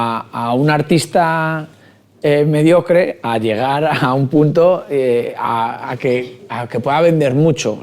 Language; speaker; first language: Spanish; native; Spanish